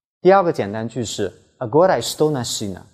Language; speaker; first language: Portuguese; non-native, fluent; Chinese